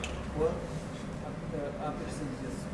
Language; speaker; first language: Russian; non-native, learner; Chinese